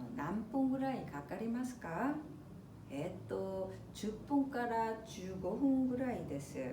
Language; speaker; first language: Japanese; non-native, fluent; Korean